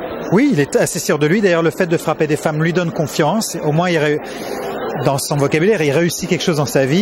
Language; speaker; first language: French; native; French